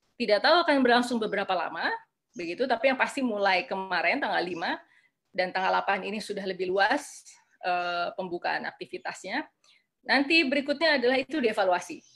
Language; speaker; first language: Indonesian; native; Indonesian